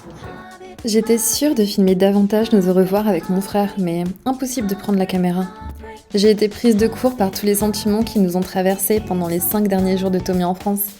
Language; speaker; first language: French; native; French